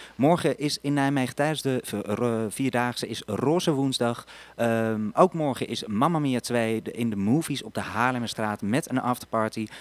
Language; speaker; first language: Dutch; native; Dutch